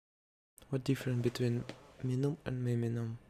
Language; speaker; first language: English; non-native, learner; Russian